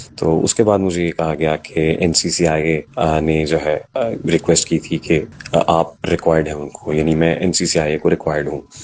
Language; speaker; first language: Urdu; native; Urdu